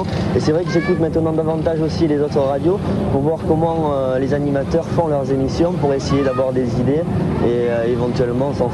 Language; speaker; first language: French; native; French